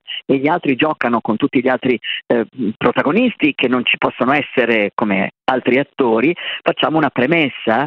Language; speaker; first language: Italian; native; Italian